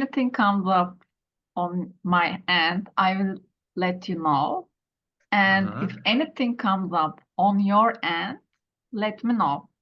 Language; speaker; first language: English; non-native, learner; Turkish